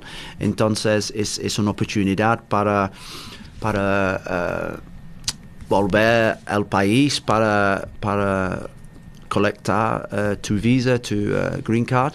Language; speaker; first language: Spanish; non-native, learner; English